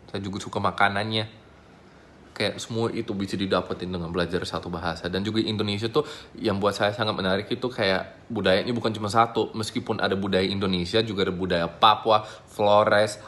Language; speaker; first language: Indonesian; non-native, fluent; English